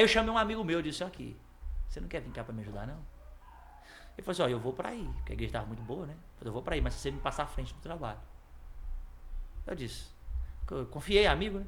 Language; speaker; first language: Portuguese; native; Portuguese